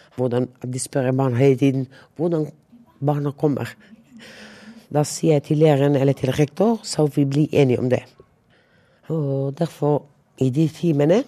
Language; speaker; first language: Norwegian; non-native, local second language; Romany